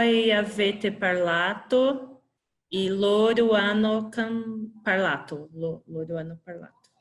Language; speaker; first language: Italian; non-native, learner; Portuguese